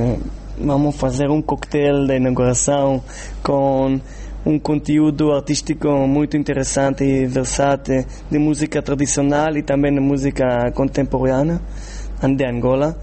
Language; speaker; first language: Portuguese; non-native, fluent; Hebrew